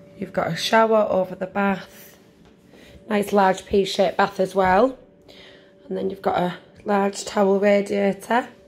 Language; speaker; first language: English; native; English